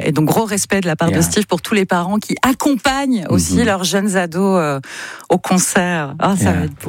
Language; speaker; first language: French; native; French